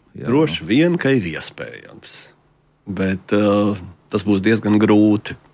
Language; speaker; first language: Latvian; native; Latvian